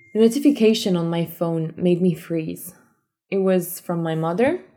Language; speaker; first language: English; early bilingual, other home language; Armenian